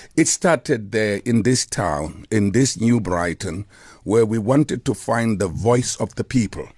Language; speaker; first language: English; non-native, local second language; Xhosa